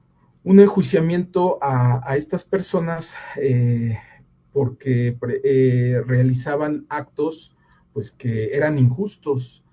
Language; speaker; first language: Spanish; native; Spanish